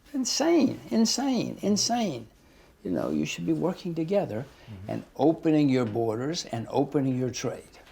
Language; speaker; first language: English; native; English